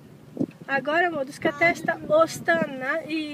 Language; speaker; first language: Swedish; non-native, learner; Portuguese